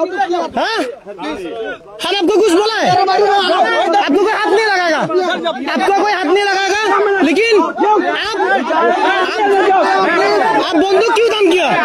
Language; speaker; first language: Hindi; non-native, learner; Bangla